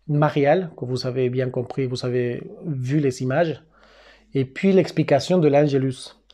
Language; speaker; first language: French; non-native, fluent; Spanish